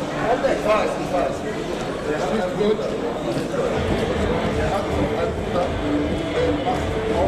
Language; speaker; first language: German; non-native, learner; Turkish